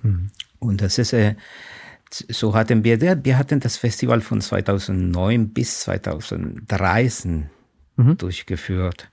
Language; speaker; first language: German; non-native, fluent; Spanish